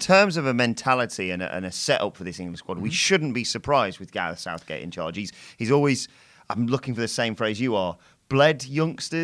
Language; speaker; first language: English; native; English